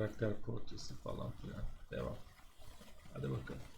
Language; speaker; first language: Turkish; native; Turkish